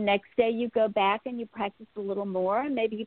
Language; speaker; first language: English; native; English